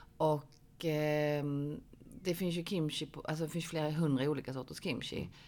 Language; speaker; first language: Swedish; early bilingual, other home language; Korean